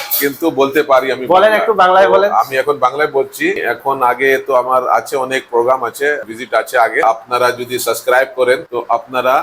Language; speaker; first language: Bangla; non-native, local second language; Urdu